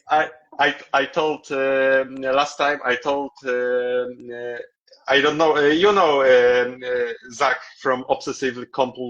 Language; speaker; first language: English; non-native, learner; Polish